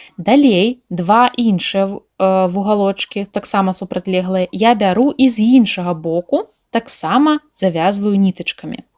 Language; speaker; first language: Belarusian; native; Belarusian